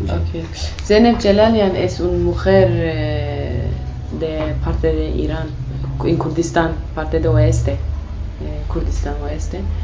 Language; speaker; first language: Spanish; non-native, learner; Kurdish